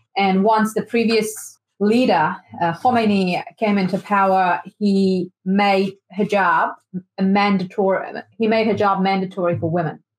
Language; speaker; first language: English; non-native, fluent; Persian